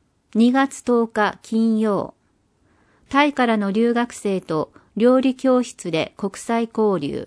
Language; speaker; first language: Japanese; native; Japanese